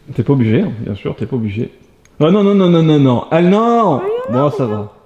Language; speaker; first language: French; native; French